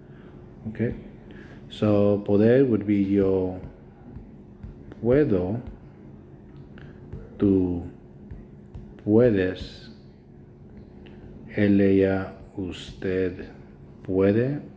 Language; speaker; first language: Spanish; non-native, fluent; English